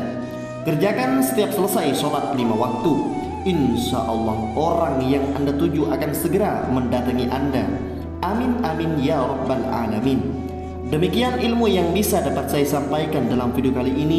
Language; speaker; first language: Indonesian; native; Indonesian